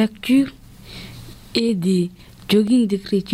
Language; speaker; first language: French; early bilingual, other home language; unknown